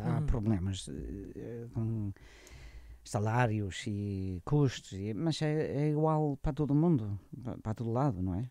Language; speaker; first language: Portuguese; non-native, learner; English